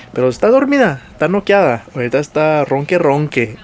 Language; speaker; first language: Spanish; early bilingual, other home language; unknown